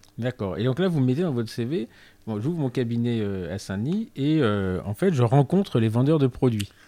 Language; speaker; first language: French; native; French